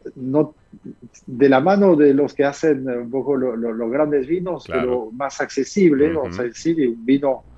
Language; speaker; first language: Spanish; non-native, fluent; French